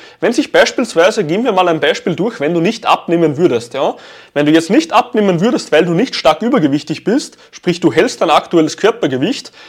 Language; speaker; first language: German; native; German